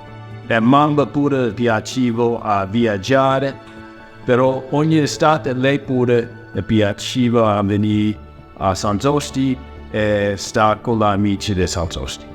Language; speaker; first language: Italian; early bilingual, heritage; Italian